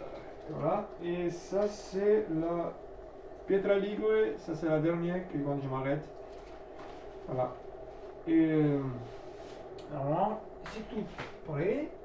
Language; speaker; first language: French; non-native, learner; Italian